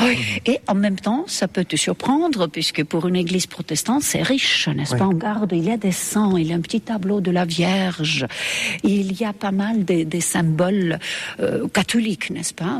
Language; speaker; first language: French; non-native, fluent; Estonian